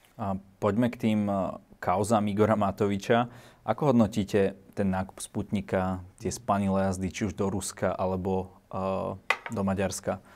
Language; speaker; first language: Slovak; native; Slovak